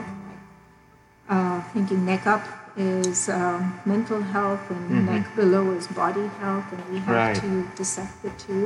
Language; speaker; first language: English; non-native, local second language; Urdu